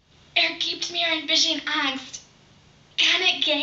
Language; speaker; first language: German; non-native, learner; English